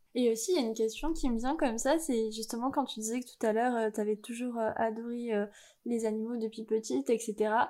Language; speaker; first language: French; native; French